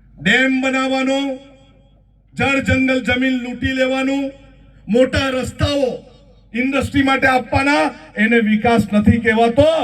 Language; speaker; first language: Gujarati; non-native, local second language; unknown